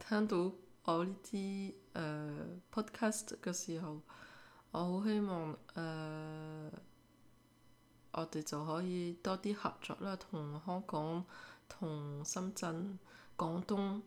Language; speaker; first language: Cantonese; early bilingual, heritage; French